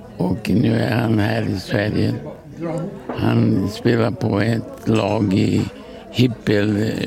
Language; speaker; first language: Swedish; early bilingual, other home language; Portuguese